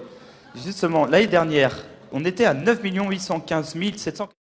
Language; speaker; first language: French; native; French